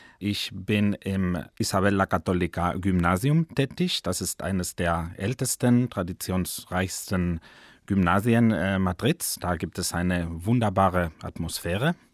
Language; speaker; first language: German; non-native, fluent; Spanish